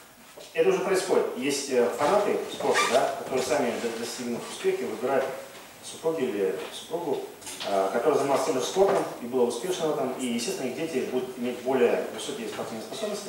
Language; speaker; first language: Russian; native; Russian